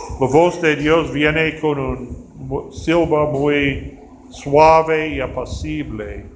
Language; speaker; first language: Spanish; non-native, fluent; English